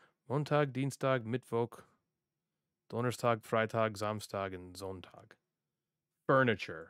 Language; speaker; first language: German; native; German